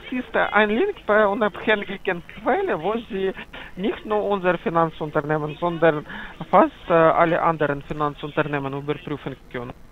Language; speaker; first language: German; non-native, fluent; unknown